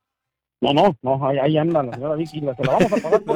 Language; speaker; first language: Spanish; native; Spanish